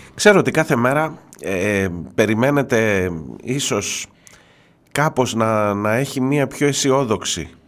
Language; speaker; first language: Greek; native; Greek